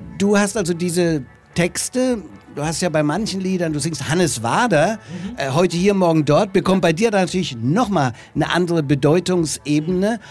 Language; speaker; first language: German; native; German